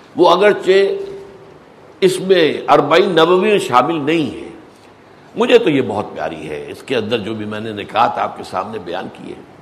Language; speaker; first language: Urdu; native; Urdu